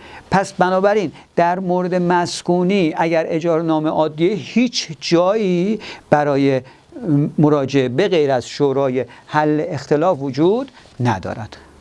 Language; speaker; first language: Persian; native; Persian